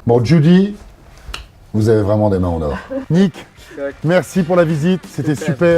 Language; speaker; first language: French; native; French